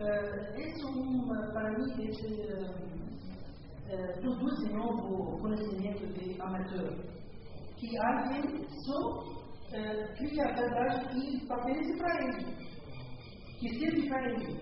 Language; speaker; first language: Portuguese; non-native, learner; Spanish